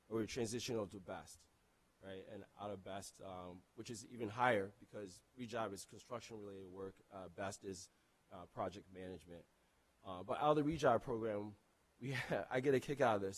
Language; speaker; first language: English; non-native, local second language; Akan